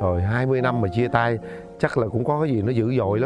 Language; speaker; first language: Vietnamese; native; Vietnamese